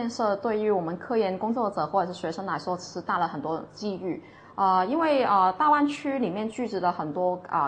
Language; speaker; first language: Chinese; non-native, local second language; Cantonese